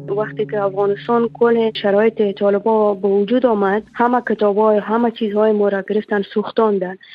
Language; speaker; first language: Persian; native; Persian